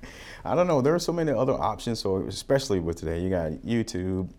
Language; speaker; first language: English; native; English